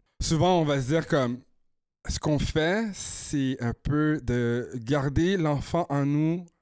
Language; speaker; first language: French; native; French